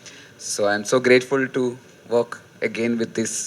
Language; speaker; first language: Tamil; non-native, learner; Malayalam